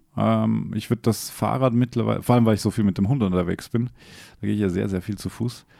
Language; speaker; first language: German; native; German